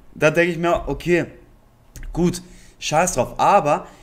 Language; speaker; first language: German; native; German